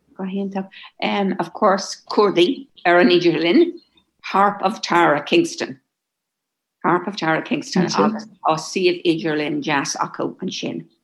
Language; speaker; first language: Irish; non-native, local second language; English